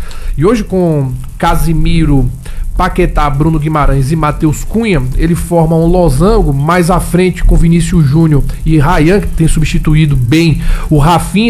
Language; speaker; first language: Portuguese; native; Portuguese